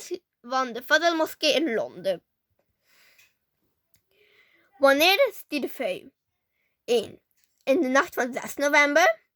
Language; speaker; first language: Dutch; early bilingual, other home language; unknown